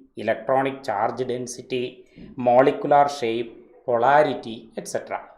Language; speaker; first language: English; non-native, local second language; Malayalam